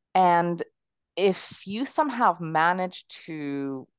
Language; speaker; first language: English; early bilingual, other home language; Spanish